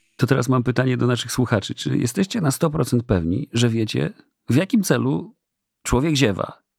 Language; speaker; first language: Polish; native; Polish